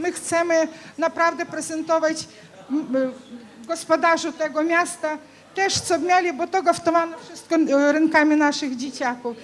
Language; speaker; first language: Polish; non-native, learner; Ukrainian